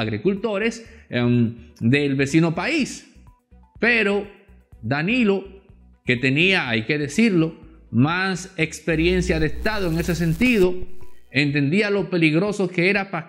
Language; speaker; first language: Spanish; native; Spanish